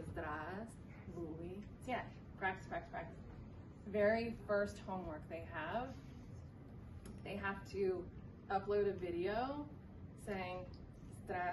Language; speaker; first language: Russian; non-native, fluent; English